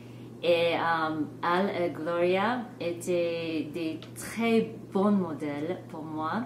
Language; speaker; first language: French; non-native, fluent; English